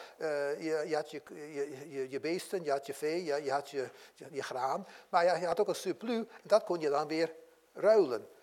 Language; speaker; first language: Dutch; native; Dutch